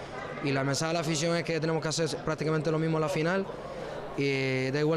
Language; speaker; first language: Spanish; native; Spanish